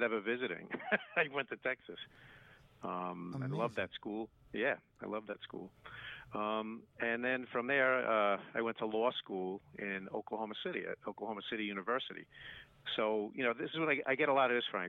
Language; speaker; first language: English; native; English